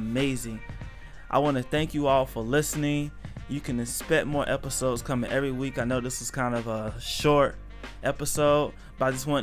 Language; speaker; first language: English; native; English